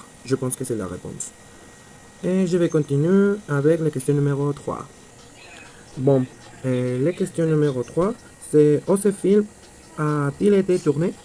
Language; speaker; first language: French; non-native, learner; Spanish